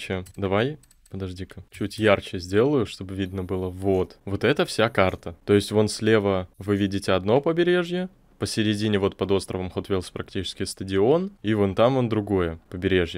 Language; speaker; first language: Russian; native; Russian